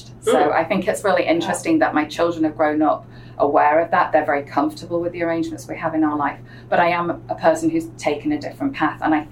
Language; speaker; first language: English; native; English